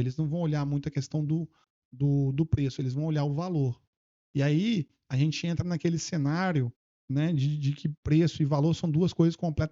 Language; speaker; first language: Portuguese; native; Portuguese